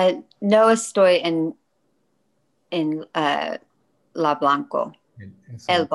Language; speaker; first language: Spanish; non-native, learner; English